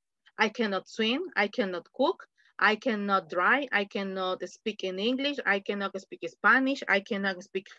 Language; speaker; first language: English; non-native, fluent; Spanish